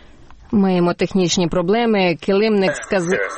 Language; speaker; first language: Ukrainian; native; Ukrainian